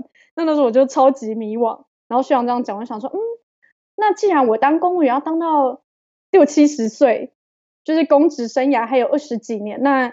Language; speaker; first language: Chinese; native; Chinese